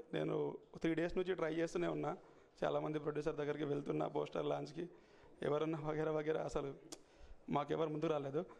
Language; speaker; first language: Telugu; native; Telugu